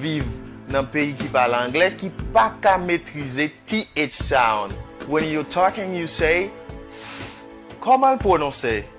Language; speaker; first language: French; non-native, local second language; Haitian Creole